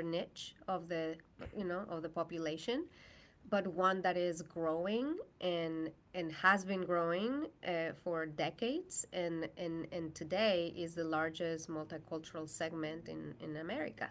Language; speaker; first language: English; non-native, fluent; Spanish